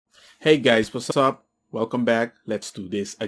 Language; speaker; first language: English; non-native, fluent; Spanish